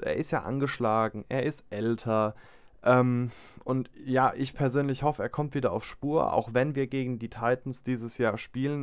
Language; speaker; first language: German; native; German